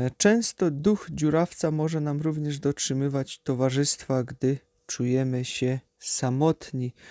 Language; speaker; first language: Polish; native; Polish